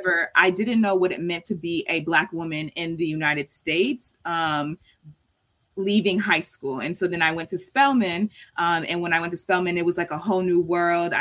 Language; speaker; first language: English; native; English